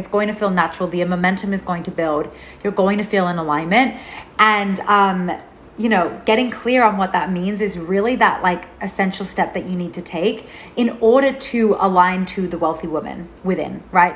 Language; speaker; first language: English; native; English